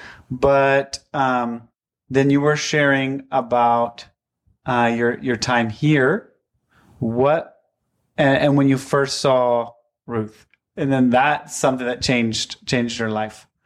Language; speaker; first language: English; native; English